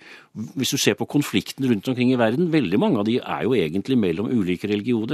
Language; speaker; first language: Norwegian; native; Norwegian